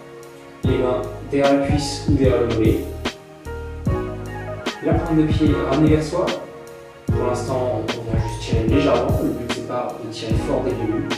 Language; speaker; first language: French; native; French